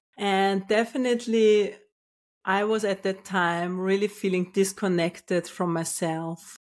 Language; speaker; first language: English; non-native, fluent; German